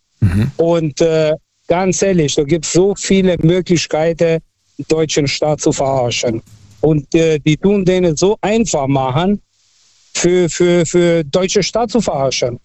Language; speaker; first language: German; non-native, fluent; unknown